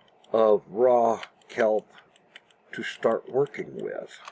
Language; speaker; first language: English; native; English